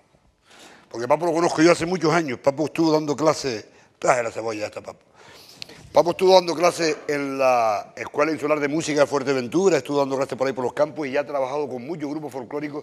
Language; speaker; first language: Spanish; native; Spanish